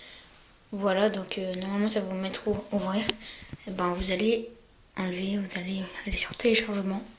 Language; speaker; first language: French; native; French